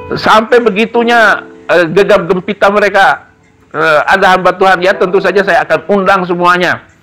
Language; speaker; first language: Indonesian; non-native, local second language; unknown